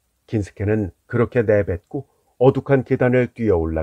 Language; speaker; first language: Korean; native; Korean